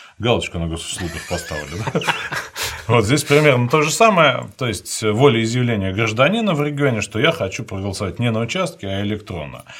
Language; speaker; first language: Russian; native; Russian